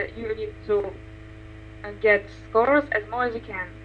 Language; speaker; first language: English; non-native, learner; Russian